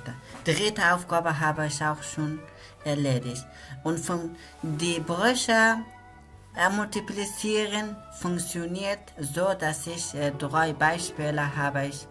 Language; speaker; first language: German; non-native, learner; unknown